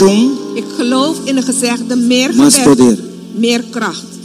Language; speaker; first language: Dutch; non-native, local second language; Papiamento